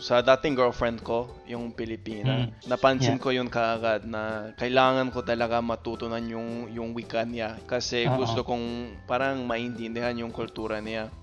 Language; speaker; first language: Filipino; non-native, fluent; English